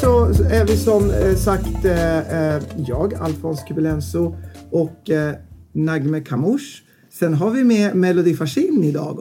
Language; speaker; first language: Swedish; native; Swedish